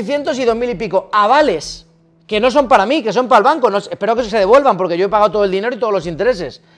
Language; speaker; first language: Spanish; native; Spanish